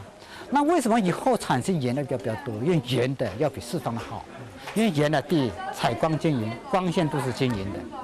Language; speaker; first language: Chinese; native; Chinese